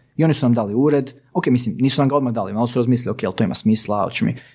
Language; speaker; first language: Croatian; native; Croatian